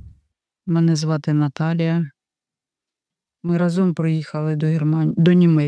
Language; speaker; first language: German; non-native, learner; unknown